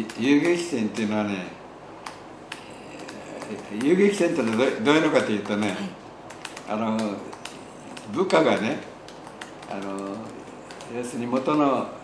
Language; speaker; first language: Japanese; native; Japanese